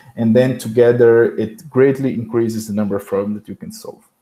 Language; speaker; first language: English; non-native, fluent; Portuguese